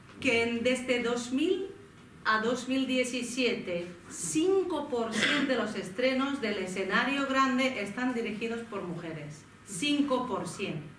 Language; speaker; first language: Spanish; non-native, fluent; Finnish